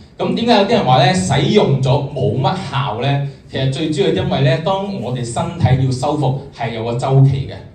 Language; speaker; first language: Cantonese; native; Cantonese